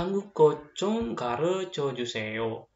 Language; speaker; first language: Korean; non-native, fluent; Indonesian